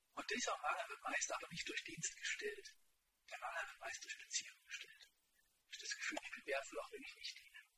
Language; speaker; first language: German; native; German